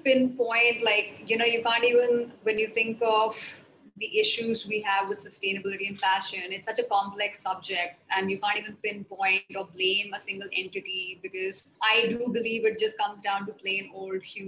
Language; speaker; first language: English; non-native, local second language; Hindi